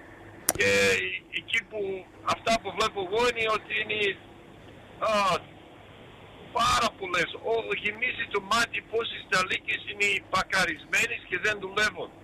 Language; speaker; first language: Greek; early bilingual, heritage; Greek